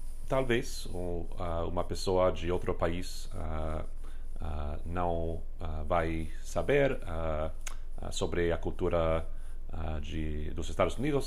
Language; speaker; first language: Portuguese; non-native, fluent; English